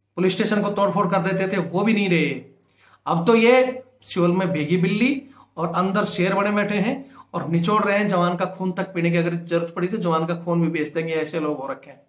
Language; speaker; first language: Hindi; native; Hindi